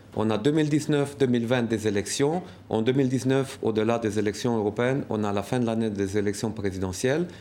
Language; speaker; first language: French; non-native, fluent; Romanian